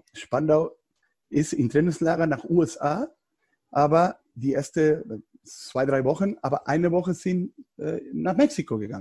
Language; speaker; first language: German; non-native, fluent; Spanish